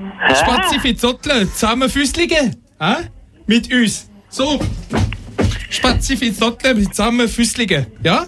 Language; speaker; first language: German; non-native, local second language; French